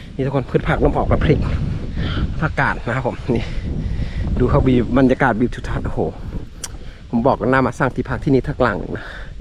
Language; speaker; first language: Thai; non-native, local second language; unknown